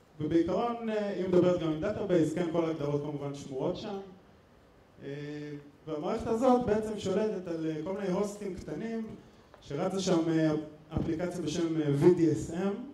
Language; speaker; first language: Hebrew; native; Hebrew